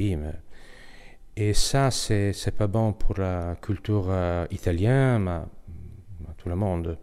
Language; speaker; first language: French; non-native, learner; Italian